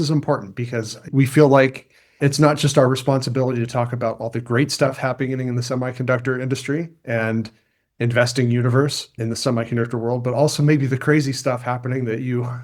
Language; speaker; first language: English; native; English